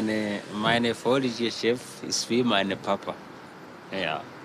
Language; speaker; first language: German; non-native, learner; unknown